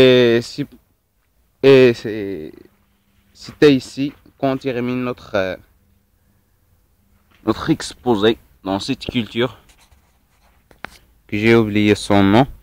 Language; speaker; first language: French; non-native, local second language; Arabic